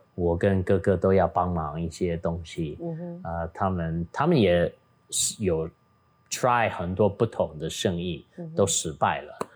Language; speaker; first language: Chinese; non-native, fluent; Min Nan Chinese